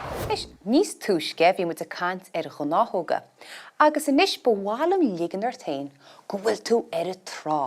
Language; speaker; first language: Irish; native; Irish